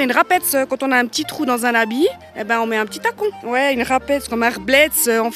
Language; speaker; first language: French; native; French